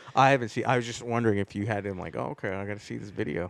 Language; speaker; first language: English; native; English